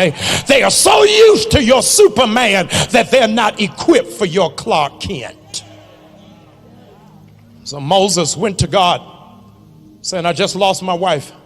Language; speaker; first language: English; native; English